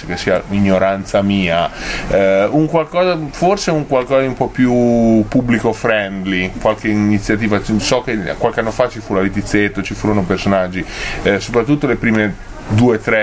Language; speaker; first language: Italian; native; Italian